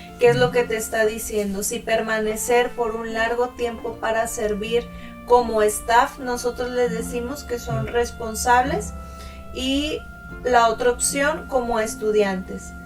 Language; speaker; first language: Spanish; native; Spanish